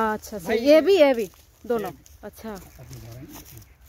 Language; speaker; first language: Hindi; non-native, learner; Bangla